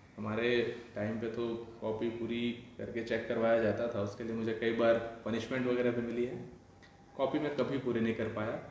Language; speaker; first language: Hindi; non-native, local second language; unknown